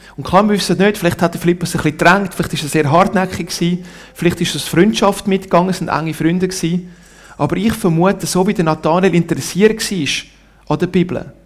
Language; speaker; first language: German; non-native, local second language; Italian